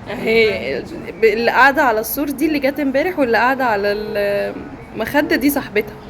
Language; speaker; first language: Arabic; native; Arabic